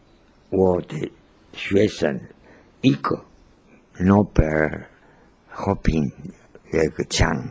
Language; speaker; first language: Chinese; non-native, learner; Spanish